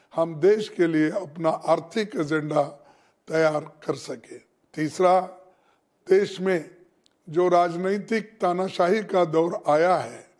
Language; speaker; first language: Hindi; non-native, local second language; Kannada